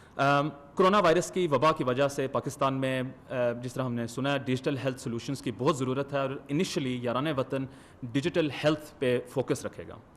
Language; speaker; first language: Urdu; early bilingual, heritage; Urdu